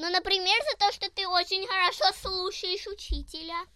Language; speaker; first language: Russian; early bilingual, heritage; Russian